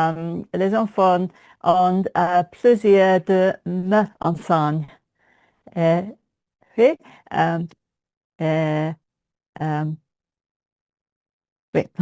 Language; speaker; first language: French; non-native, learner; English